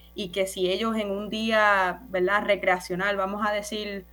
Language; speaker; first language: Spanish; native; Spanish